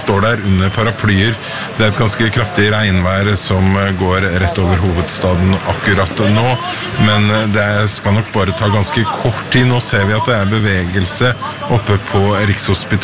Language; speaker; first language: Norwegian; native; Norwegian